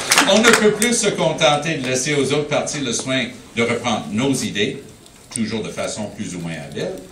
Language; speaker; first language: French; early bilingual, heritage; French